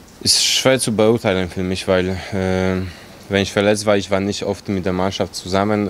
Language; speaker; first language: German; non-native, fluent; Polish